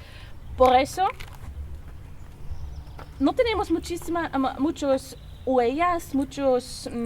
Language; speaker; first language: Spanish; non-native, learner; German